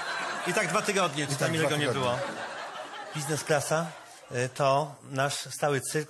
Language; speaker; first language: Polish; native; Polish